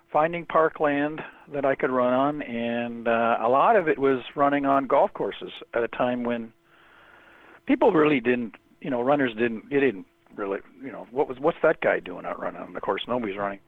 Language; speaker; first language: English; native; English